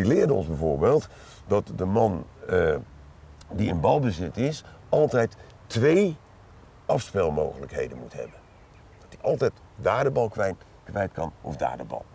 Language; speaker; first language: Dutch; native; Dutch